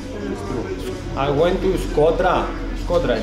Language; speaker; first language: English; non-native, learner; Greek